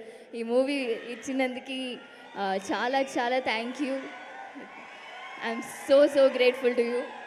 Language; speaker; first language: Telugu; non-native, learner; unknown